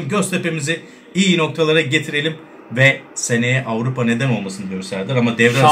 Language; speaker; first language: Turkish; native; Turkish